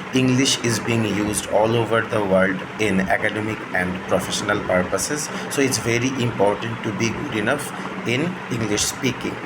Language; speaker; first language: English; non-native, local second language; Bangla